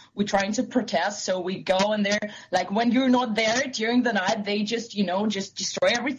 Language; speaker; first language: English; non-native, fluent; Russian